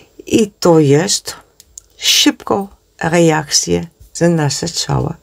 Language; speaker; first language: Polish; non-native, learner; Dutch